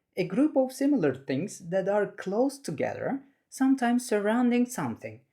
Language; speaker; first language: English; non-native, fluent; Turkish